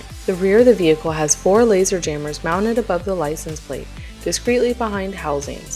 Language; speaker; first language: English; native; English